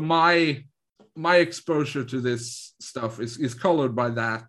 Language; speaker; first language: English; non-native, fluent; Swedish